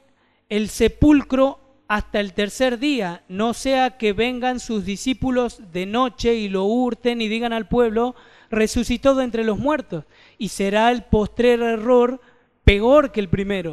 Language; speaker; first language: Spanish; native; Spanish